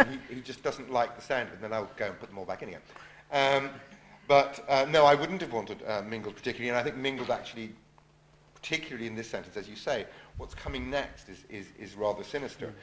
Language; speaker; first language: English; native; English